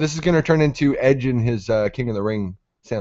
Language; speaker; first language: English; native; English